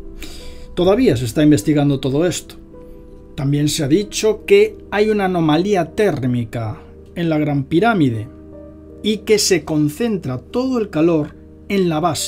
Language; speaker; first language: Spanish; native; Spanish